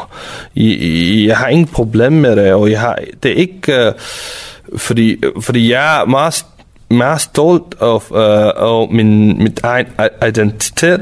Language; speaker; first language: Danish; non-native, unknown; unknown